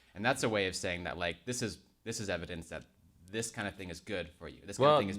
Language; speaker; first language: English; native; English